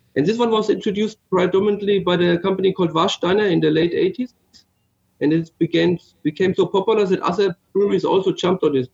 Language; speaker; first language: English; non-native, fluent; German